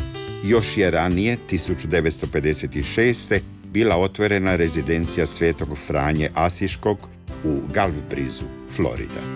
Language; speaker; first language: Croatian; native; Croatian